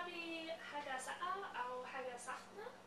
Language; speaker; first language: Arabic; non-native, learner; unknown